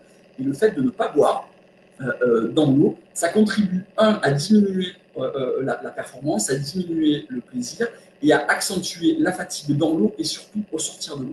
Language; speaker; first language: French; native; French